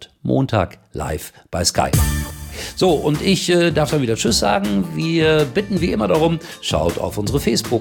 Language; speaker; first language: German; native; German